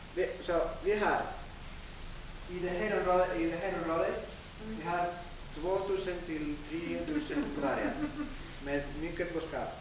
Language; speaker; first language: Swedish; non-native, learner; Spanish